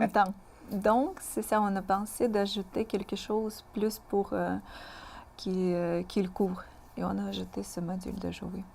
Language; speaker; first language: French; non-native, fluent; Russian